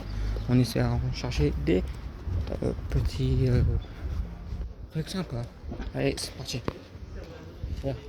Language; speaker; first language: French; native; French